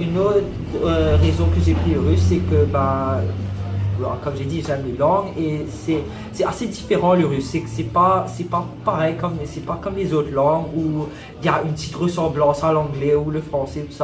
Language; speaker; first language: French; non-native, local second language; Morisyen